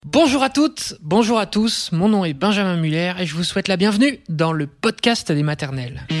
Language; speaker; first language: French; native; French